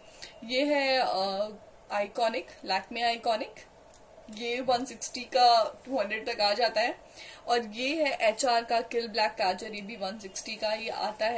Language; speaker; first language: Hindi; native; Hindi